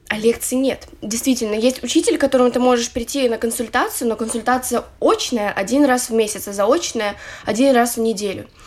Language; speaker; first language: Russian; native; Russian